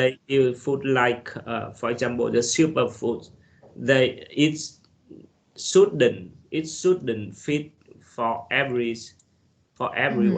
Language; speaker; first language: English; non-native, learner; Vietnamese